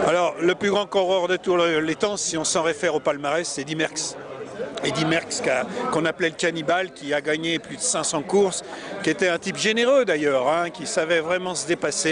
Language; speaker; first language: French; native; French